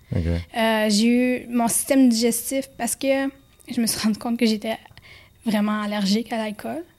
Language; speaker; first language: French; native; French